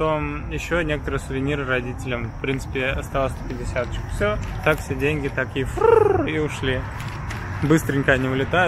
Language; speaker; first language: Russian; native; Russian